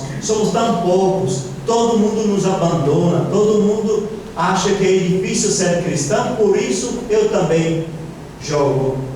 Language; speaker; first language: Portuguese; non-native, fluent; Italian